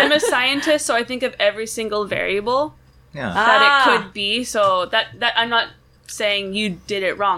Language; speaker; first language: English; native; English